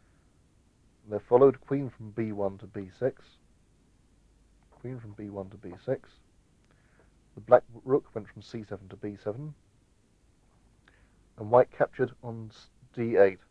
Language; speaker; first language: English; native; English